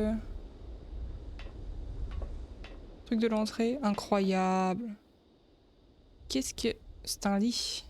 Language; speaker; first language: French; native; French